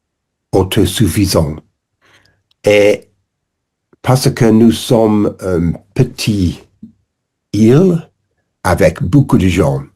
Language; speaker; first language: French; non-native, learner; English